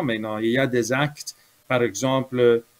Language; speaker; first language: French; non-native, fluent; English